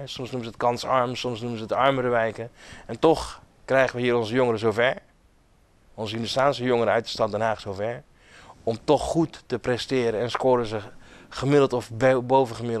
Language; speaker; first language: Dutch; native; Dutch